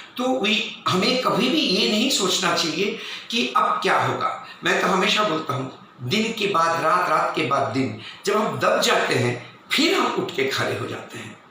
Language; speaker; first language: Hindi; non-native, local second language; Bangla